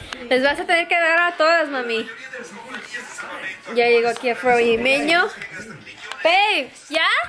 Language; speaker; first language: Spanish; early bilingual, heritage; Spanish